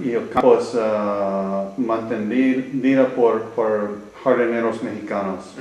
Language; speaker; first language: Spanish; non-native, learner; English